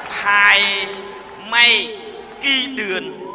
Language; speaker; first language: Thai; non-native, learner; Khmer